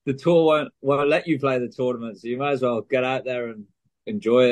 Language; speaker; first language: English; native; English